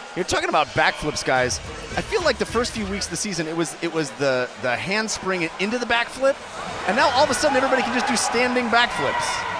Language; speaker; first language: English; native; English